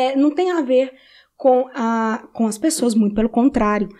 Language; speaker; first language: Portuguese; native; Portuguese